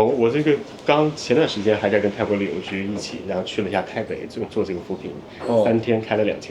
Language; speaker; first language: Chinese; native; Chinese